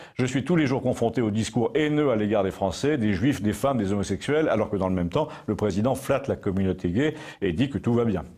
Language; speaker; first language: French; native; French